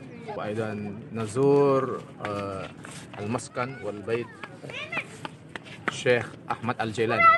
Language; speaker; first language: Arabic; non-native, fluent; Indonesian